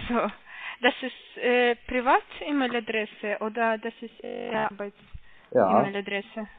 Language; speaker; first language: German; non-native, learner; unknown